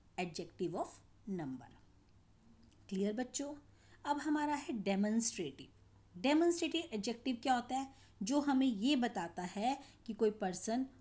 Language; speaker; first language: Hindi; native; Hindi